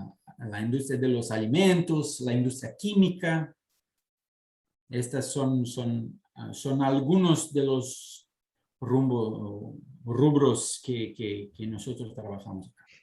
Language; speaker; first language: Spanish; non-native, fluent; Portuguese